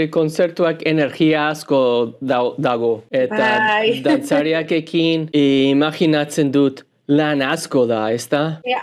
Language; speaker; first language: Basque; non-native, learner; English